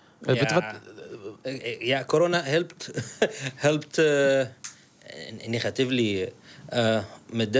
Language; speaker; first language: Dutch; non-native, learner; Arabic